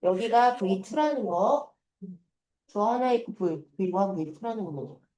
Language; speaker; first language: Korean; native; Korean